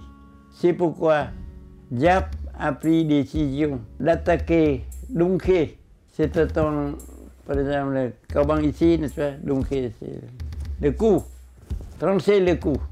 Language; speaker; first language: French; non-native, local second language; Vietnamese